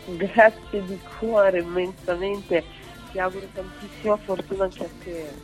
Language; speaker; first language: Italian; early bilingual, other home language; Russian